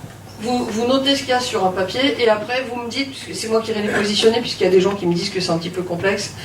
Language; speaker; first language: French; native; French